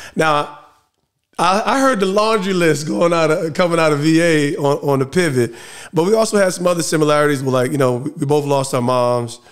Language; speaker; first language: English; native; English